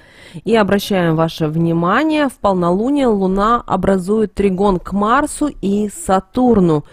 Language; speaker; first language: Russian; native; Russian